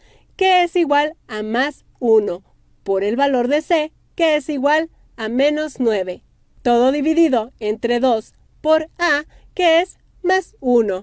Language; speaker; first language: Spanish; native; Spanish